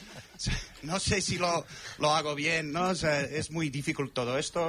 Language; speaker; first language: Spanish; non-native, fluent; English